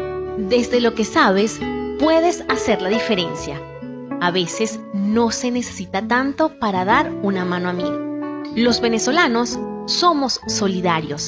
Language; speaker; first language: Spanish; native; Spanish